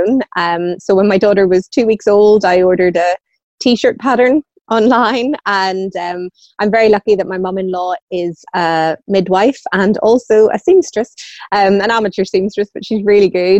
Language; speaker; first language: English; native; English